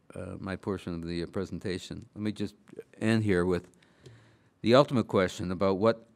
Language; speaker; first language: English; native; English